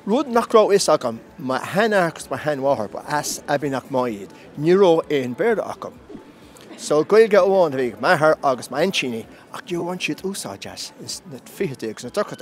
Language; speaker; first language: Irish; native; Irish